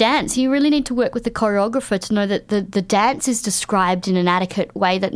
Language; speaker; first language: English; native; English